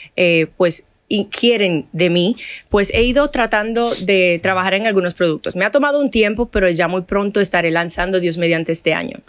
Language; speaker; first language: Spanish; non-native, fluent; Haitian Creole